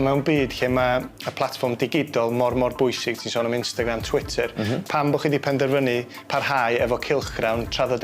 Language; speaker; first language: Welsh; native; Welsh